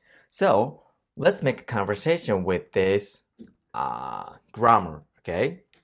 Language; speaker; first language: English; non-native, fluent; Japanese